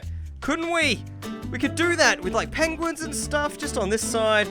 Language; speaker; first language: English; native; English